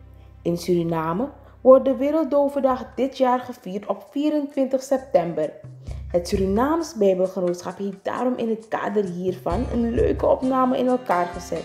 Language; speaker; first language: Dutch; native; Dutch